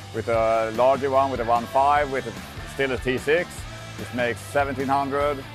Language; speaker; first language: English; non-native, fluent; Swedish